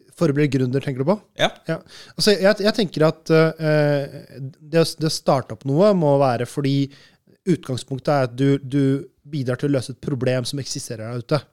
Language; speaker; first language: Norwegian; early bilingual, other home language; Urdu